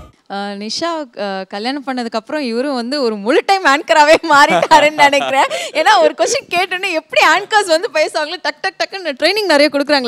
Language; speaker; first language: Tamil; native; Tamil